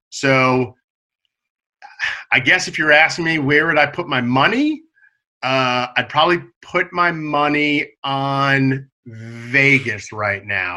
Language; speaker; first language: English; native; English